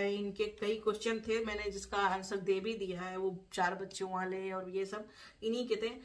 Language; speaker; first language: Hindi; native; Hindi